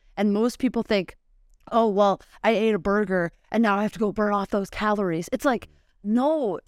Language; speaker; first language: English; native; English